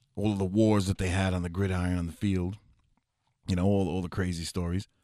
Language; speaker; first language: English; native; English